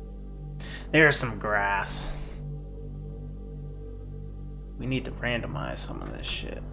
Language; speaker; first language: English; native; English